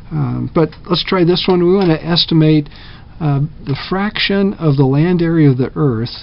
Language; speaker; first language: English; native; English